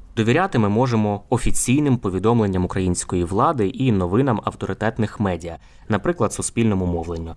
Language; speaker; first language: Ukrainian; native; Ukrainian